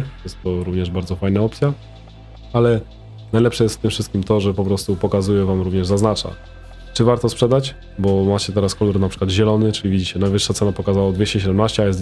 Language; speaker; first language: Polish; native; Polish